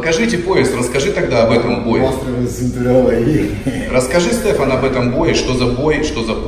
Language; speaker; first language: Russian; native; Russian